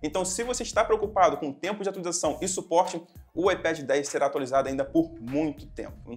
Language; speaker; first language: Portuguese; native; Portuguese